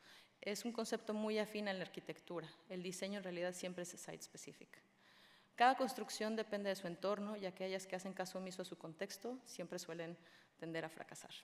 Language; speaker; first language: Spanish; native; Spanish